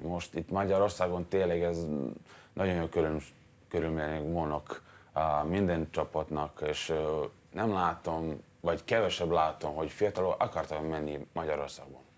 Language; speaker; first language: Hungarian; non-native, learner; Serbian